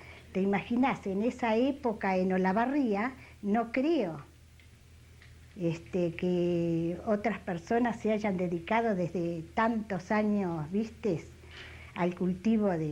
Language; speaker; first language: Spanish; native; Spanish